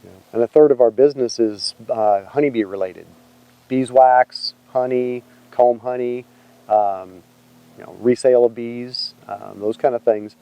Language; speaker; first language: English; native; English